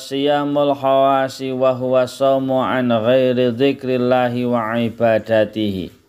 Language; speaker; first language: Arabic; non-native, fluent; Indonesian